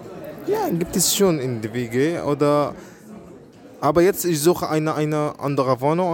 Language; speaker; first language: German; non-native, learner; Arabic